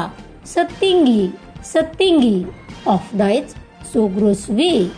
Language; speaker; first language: German; non-native, fluent; Indonesian